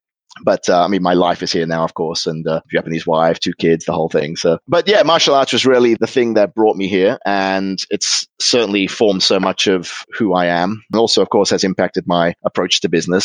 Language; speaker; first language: English; native; English